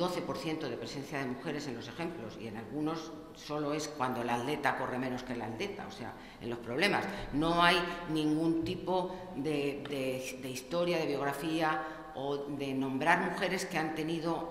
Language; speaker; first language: Spanish; native; Spanish